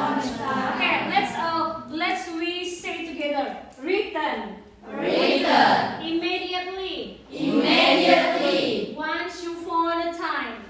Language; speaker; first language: English; non-native, local second language; Indonesian